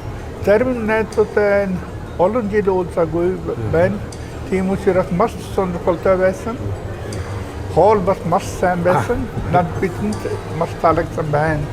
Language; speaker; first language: Mongolian; non-native, fluent; Swedish